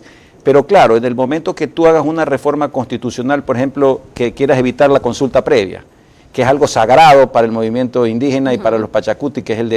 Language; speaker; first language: Spanish; native; Spanish